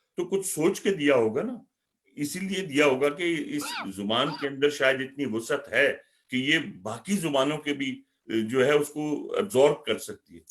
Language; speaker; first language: Urdu; native; Urdu